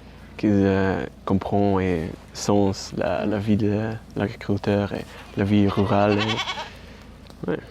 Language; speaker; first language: French; non-native, learner; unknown